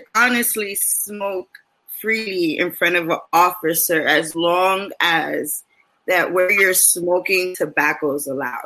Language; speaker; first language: English; native; English